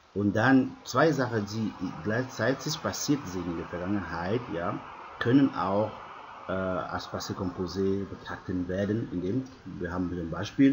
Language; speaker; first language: German; non-native, fluent; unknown